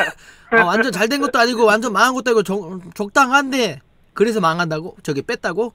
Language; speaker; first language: Korean; native; Korean